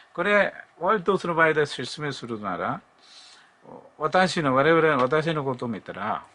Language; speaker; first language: Japanese; non-native, learner; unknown